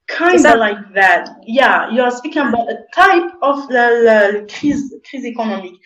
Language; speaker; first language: English; non-native, local second language; Arabic